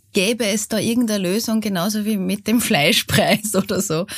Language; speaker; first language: German; native; German